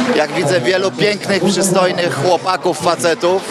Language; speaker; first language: Polish; native; Polish